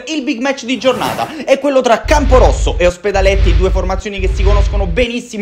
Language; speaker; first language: Italian; native; Italian